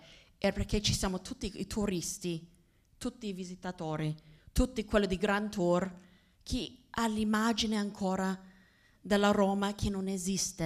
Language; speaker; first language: Italian; non-native, fluent; English